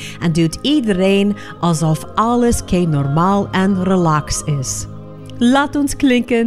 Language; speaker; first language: Dutch; non-native, fluent; English